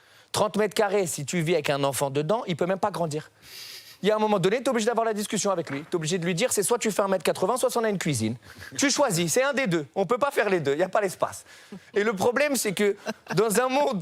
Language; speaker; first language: French; native; French